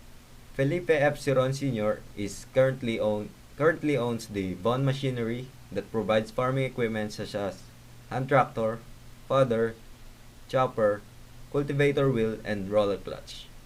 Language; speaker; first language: English; non-native, local second language; Filipino